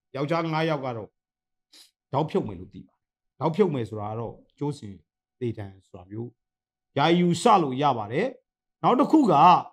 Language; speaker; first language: Burmese; non-native, local second language; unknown